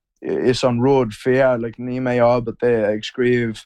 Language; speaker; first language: Irish; non-native, learner; English